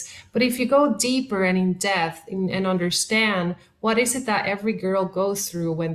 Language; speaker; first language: English; non-native, fluent; Spanish